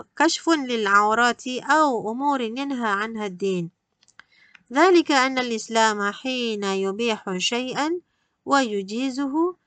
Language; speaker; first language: Arabic; non-native, fluent; Malay